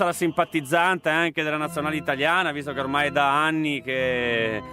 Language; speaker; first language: Italian; native; Italian